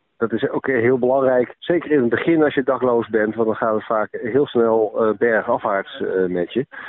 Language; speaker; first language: Dutch; native; Dutch